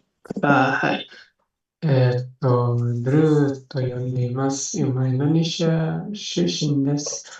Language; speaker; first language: Japanese; non-native, fluent; Indonesian